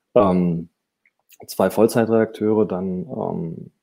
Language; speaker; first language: German; native; German